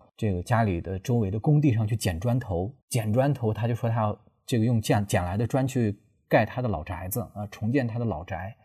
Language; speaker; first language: Chinese; native; Chinese